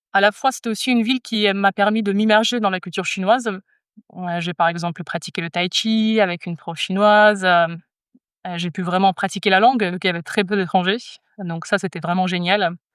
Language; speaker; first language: French; non-native, fluent; Russian